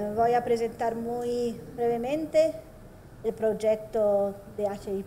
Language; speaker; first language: Spanish; non-native, learner; Italian